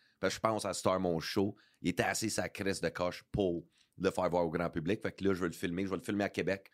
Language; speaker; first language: French; early bilingual, heritage; English